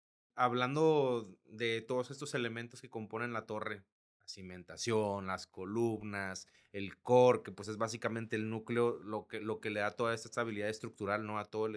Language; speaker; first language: Spanish; native; Spanish